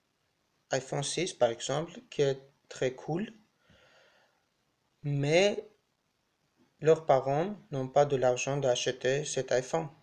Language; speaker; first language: French; non-native, learner; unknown